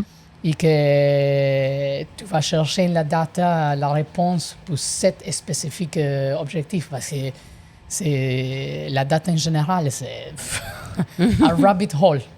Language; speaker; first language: French; non-native, learner; Italian